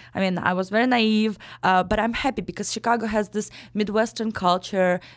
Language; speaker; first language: English; non-native, fluent; Ukrainian